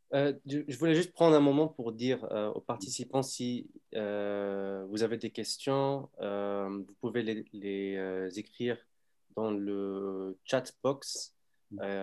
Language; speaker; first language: French; non-native, fluent; Arabic